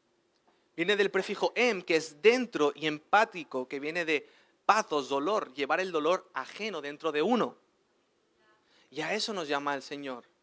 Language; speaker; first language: Spanish; native; Spanish